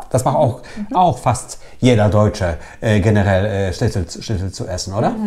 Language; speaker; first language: German; non-native, fluent; Polish